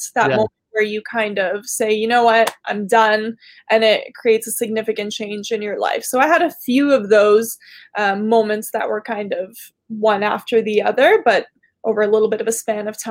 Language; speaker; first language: English; early bilingual, other home language; Arabic